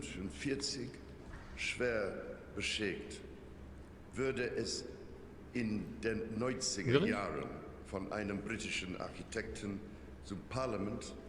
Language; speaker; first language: German; non-native, fluent; English